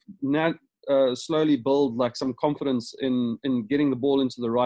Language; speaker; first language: English; native; English